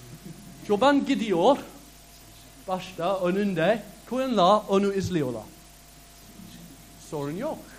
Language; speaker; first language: Turkish; non-native, fluent; English